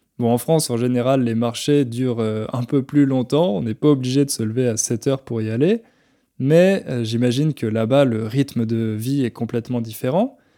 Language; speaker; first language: French; native; French